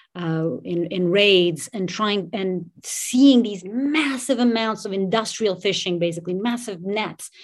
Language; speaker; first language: English; non-native, fluent; Portuguese